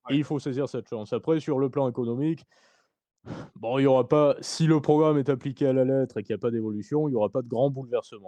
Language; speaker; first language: French; native; French